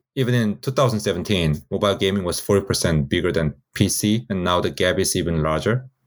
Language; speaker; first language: English; non-native, fluent; Korean